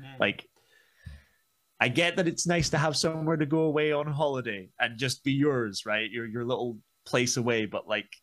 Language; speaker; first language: English; native; English